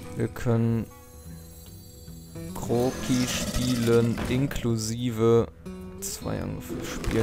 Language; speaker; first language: German; native; German